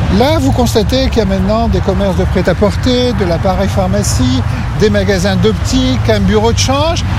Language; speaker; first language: French; native; French